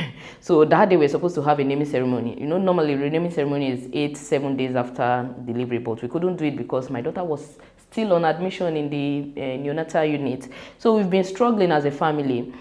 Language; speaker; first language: English; non-native, local second language; Yoruba